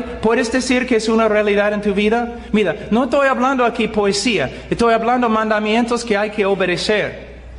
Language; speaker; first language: Spanish; non-native, fluent; English